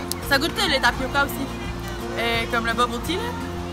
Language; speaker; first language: French; native; French